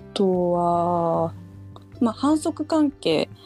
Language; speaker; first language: Japanese; native; Japanese